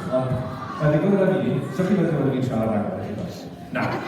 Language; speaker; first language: Welsh; native; Welsh